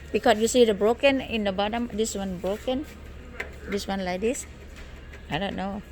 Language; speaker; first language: English; non-native, learner; Thai